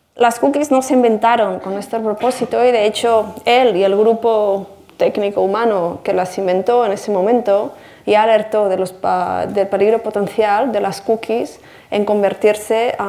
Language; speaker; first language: Spanish; native; Spanish